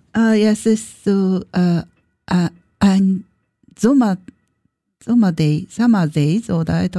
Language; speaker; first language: German; non-native, learner; Japanese